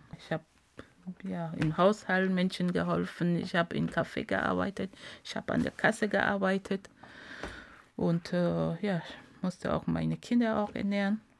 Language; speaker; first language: German; non-native, fluent; Ghomala